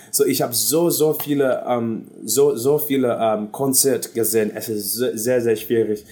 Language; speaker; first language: German; non-native, learner; English